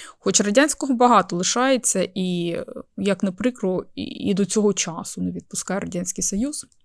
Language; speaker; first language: Ukrainian; native; Ukrainian